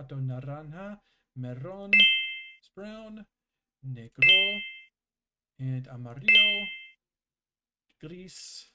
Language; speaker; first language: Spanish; non-native, learner; English